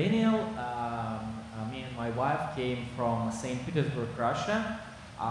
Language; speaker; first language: English; non-native, learner; Kazakh